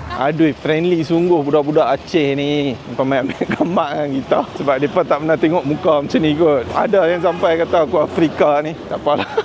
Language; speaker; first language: Malay; non-native, local second language; Tamil